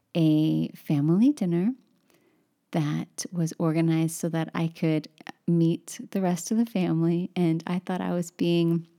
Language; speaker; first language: English; native; English